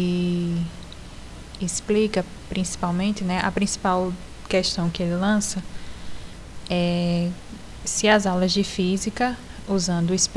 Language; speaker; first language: Portuguese; native; Portuguese